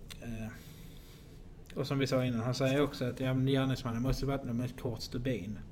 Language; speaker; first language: Swedish; native; Swedish